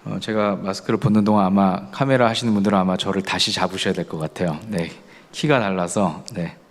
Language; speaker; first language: Korean; native; Korean